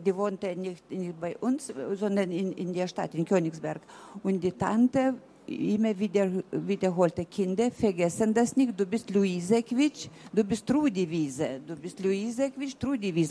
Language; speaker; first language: German; early bilingual, heritage; German